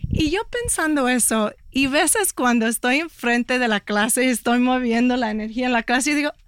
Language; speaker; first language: Spanish; early bilingual, heritage; Spanish